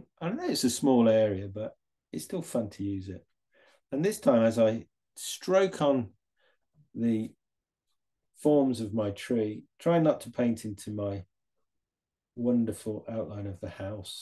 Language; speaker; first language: English; native; English